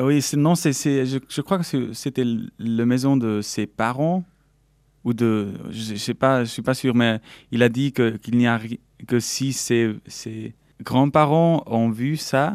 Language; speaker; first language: French; non-native, local second language; German